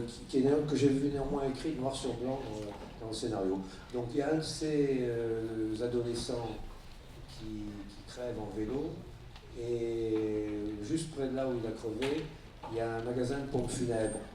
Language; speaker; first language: French; native; French